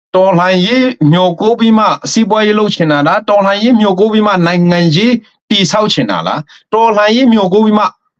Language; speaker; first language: Burmese; non-native, local second language; Hakha Chin